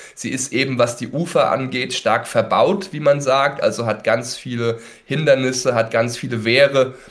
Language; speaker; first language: German; native; German